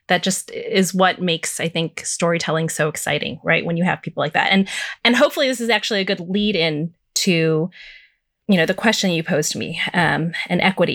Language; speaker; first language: English; native; English